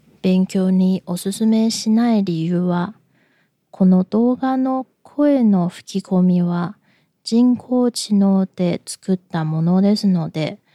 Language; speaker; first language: Japanese; non-native, fluent; Chinese